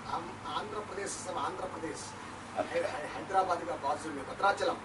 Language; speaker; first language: Hindi; non-native, local second language; Telugu